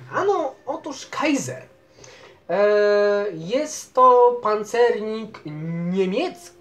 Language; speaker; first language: Polish; native; Polish